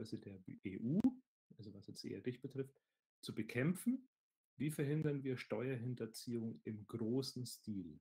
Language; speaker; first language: German; native; German